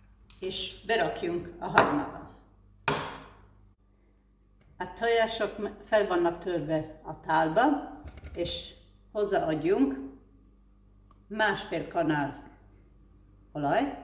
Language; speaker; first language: Hungarian; early bilingual, heritage; Hungarian